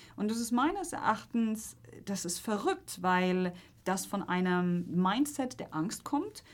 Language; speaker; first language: German; non-native, fluent; Polish